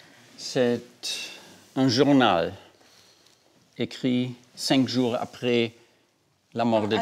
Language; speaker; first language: French; non-native, learner; German